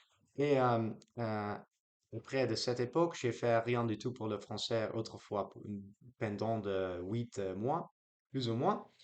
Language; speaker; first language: French; non-native, learner; Dutch